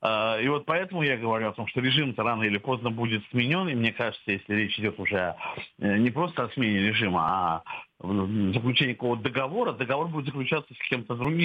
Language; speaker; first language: Russian; native; Russian